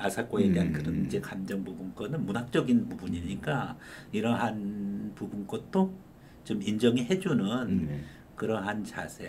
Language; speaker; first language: Korean; native; Korean